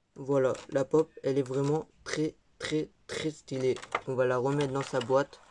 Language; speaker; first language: French; native; French